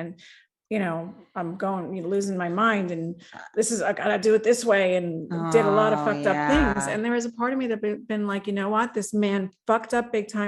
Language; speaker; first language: English; native; English